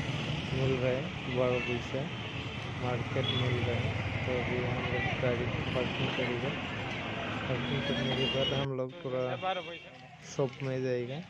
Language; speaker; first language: Hindi; non-native, local second language; Bodo